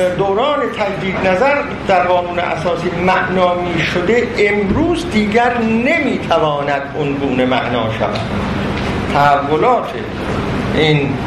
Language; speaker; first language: Persian; non-native, local second language; Azerbaijani